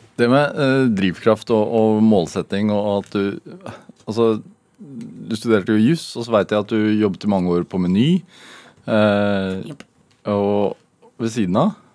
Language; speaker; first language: Norwegian; native; Norwegian